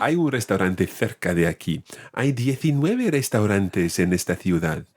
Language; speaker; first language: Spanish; non-native, fluent; English